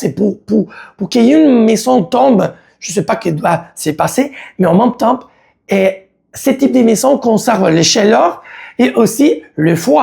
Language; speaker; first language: French; non-native, learner; Spanish